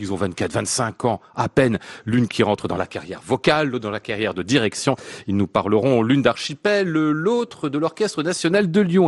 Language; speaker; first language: French; native; French